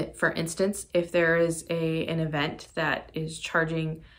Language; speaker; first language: English; native; English